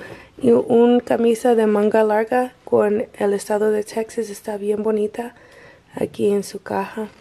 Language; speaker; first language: Spanish; non-native, learner; English